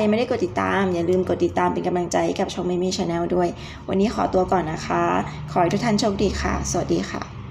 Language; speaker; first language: Thai; native; Thai